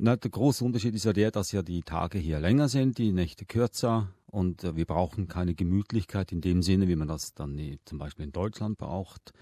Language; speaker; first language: German; native; German